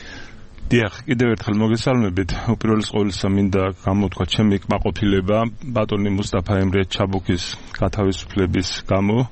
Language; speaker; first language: Georgian; native; Georgian